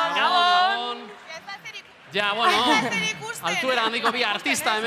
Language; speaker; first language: Basque; native; Basque